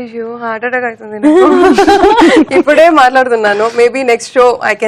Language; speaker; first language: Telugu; non-native, learner; Kannada